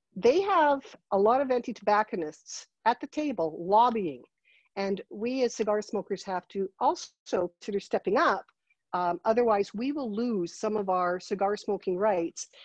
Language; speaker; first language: English; native; English